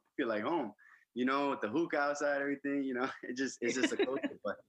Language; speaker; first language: English; early bilingual, other home language; Spanish